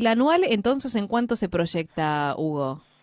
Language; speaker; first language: Spanish; native; Spanish